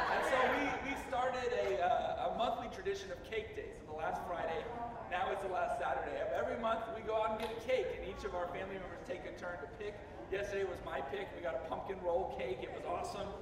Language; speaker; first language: English; native; English